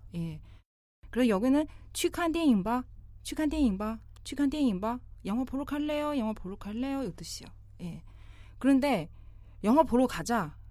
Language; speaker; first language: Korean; non-native, fluent; Chinese